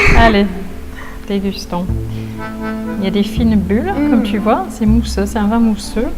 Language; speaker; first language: French; native; French